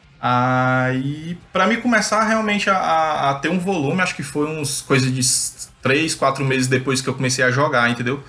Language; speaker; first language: Portuguese; native; Portuguese